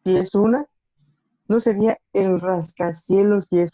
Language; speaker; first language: Spanish; non-native, learner; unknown